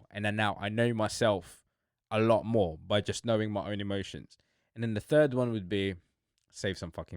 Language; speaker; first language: English; native; English